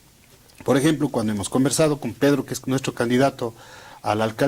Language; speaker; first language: Spanish; native; Spanish